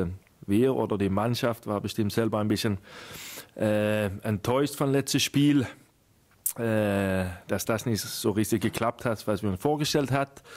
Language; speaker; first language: German; non-native, fluent; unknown